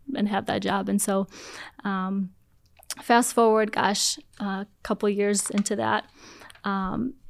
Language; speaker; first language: English; early bilingual, other home language; Polish